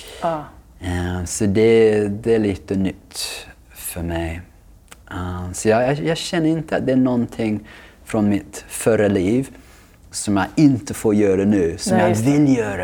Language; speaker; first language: Swedish; non-native, fluent; English